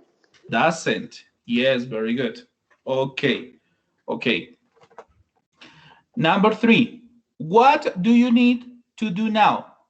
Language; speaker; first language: English; non-native, learner; Spanish